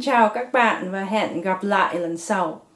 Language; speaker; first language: Vietnamese; early bilingual, heritage; Vietnamese